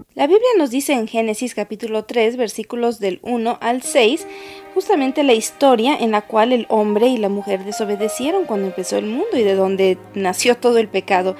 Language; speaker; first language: Spanish; native; Spanish